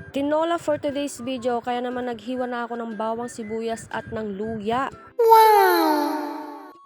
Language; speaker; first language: Filipino; non-native, local second language; Bikol